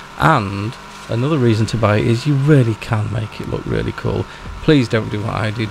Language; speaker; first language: English; native; English